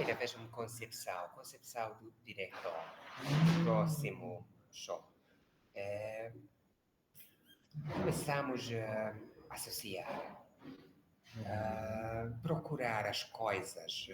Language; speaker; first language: Portuguese; non-native, learner; Hungarian